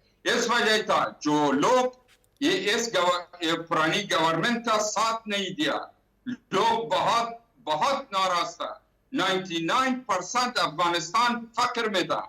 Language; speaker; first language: Hindi; non-native, learner; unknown